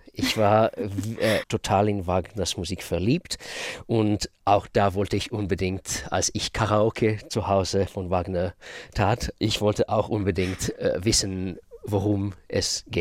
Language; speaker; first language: German; non-native, fluent; Russian